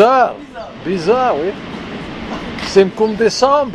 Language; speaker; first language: French; non-native, learner; Serbian